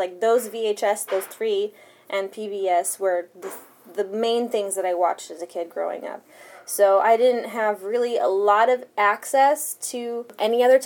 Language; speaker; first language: English; early bilingual, other home language; Spanish